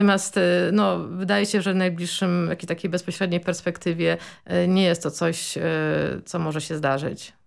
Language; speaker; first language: Polish; native; Polish